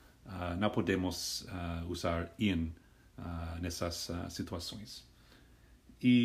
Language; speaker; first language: Portuguese; non-native, fluent; English